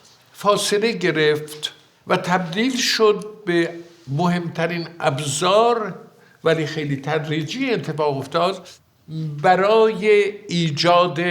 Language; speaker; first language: Persian; native; Persian